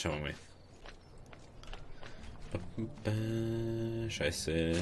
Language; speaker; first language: German; native; German